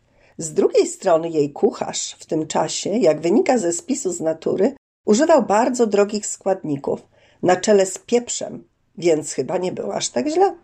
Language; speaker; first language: Polish; native; Polish